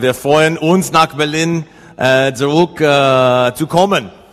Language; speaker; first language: German; non-native, learner; English